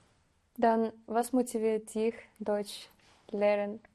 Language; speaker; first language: German; non-native, learner; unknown